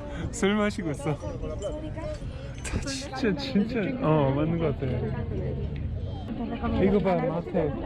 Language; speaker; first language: Korean; early bilingual, other home language; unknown